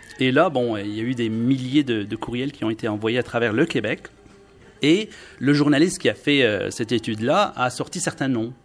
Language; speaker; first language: French; non-native, local second language; Arabic